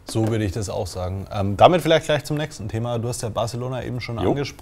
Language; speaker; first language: German; native; German